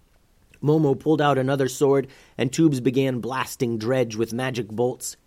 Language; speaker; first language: English; native; English